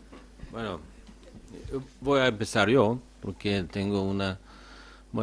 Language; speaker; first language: Spanish; non-native, fluent; Czech